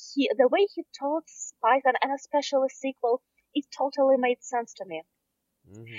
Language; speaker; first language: English; non-native, fluent; Russian